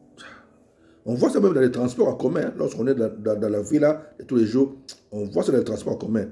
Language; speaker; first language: French; non-native, local second language; Lingala